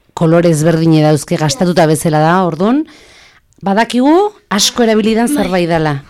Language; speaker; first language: Basque; native; Basque